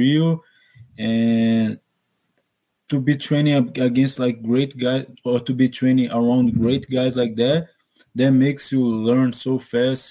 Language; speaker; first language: English; non-native, learner; Portuguese